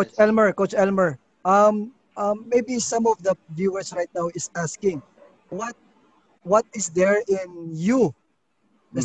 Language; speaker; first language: English; non-native, local second language; Filipino